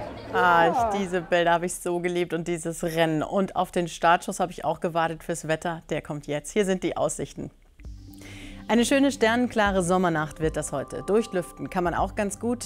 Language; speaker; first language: German; native; German